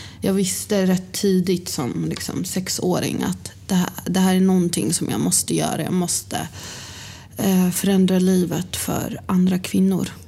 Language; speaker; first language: Swedish; early bilingual, other home language; Arabic